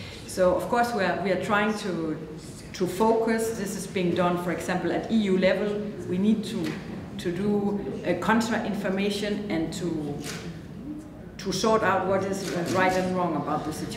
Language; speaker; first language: English; non-native, fluent; Danish